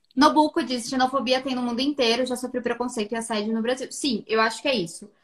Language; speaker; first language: Portuguese; native; Portuguese